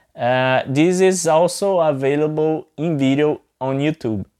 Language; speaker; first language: English; non-native, fluent; Portuguese